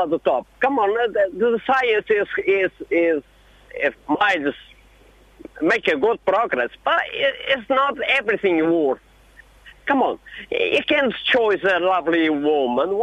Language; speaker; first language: English; non-native, learner; Portuguese